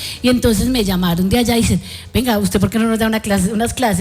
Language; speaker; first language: Spanish; native; Spanish